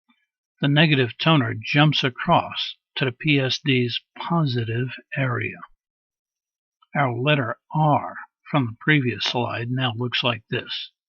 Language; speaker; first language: English; native; English